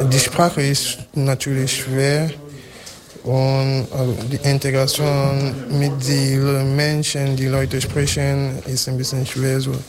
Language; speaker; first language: German; non-native, learner; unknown